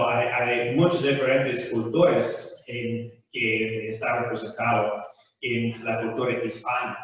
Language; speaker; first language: Spanish; non-native, fluent; English